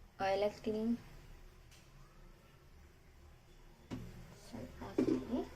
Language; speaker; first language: Kannada; non-native, local second language; Bangla